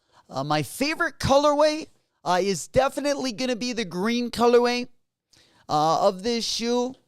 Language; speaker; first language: English; native; English